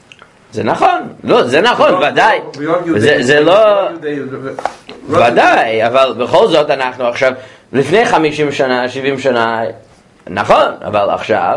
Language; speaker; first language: Hebrew; non-native, fluent; English